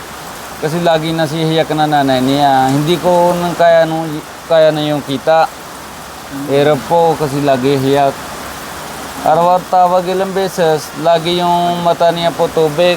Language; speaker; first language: Filipino; non-native, learner; Punjabi